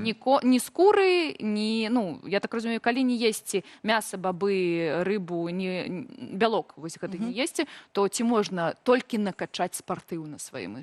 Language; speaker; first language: Belarusian; native; Belarusian